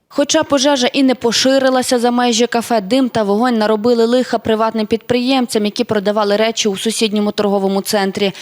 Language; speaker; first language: Ukrainian; native; Ukrainian